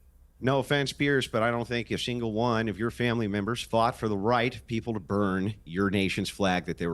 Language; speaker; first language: English; native; English